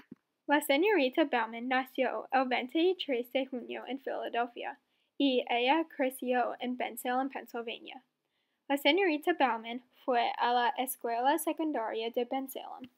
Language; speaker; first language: Spanish; non-native, learner; English